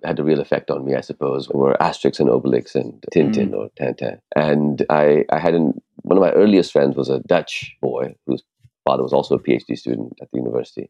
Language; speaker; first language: English; non-native, local second language; Urdu